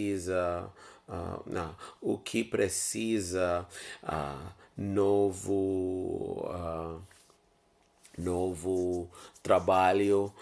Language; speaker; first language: Portuguese; non-native, learner; English